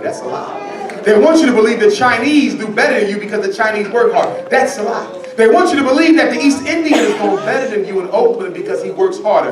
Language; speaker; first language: English; native; English